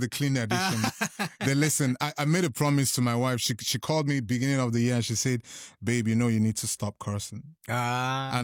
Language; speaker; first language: English; non-native, local second language; Igbo